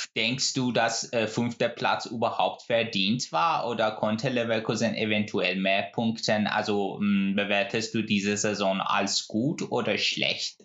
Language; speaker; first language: German; non-native, fluent; Persian